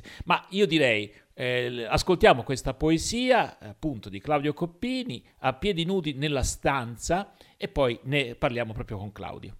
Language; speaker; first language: Italian; native; Italian